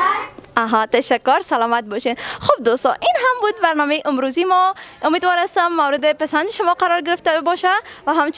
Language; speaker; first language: Persian; native; Persian